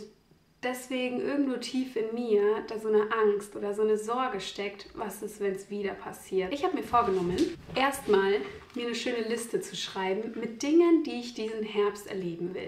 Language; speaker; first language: German; native; German